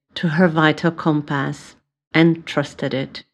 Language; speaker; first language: English; non-native, fluent; Portuguese